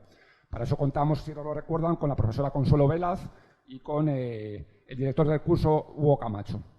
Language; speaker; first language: Spanish; native; Spanish